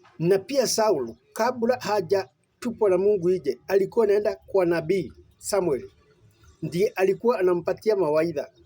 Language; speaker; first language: Swahili; non-native, local second language; Kikuyu